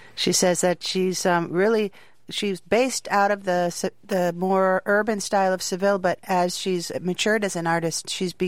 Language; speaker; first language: English; native; English